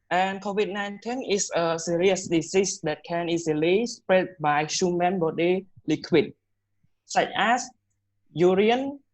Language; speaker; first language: English; non-native, learner; Khmer